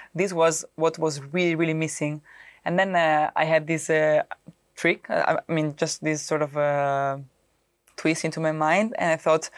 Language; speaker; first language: English; non-native, fluent; Italian